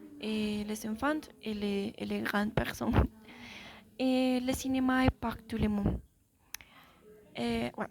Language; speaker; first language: French; non-native, learner; Spanish